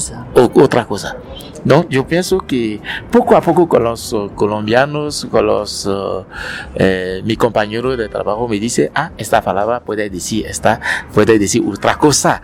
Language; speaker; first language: Spanish; non-native, learner; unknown